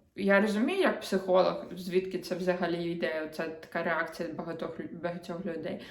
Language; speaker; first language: Ukrainian; non-native, local second language; Russian